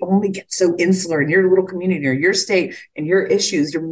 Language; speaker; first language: English; native; English